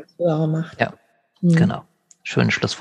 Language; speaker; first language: German; native; German